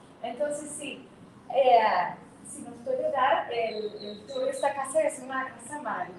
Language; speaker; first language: Spanish; non-native, fluent; English